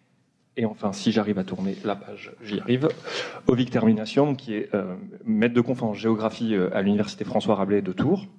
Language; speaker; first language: French; native; French